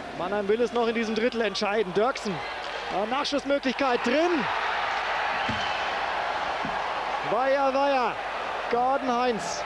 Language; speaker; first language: German; native; German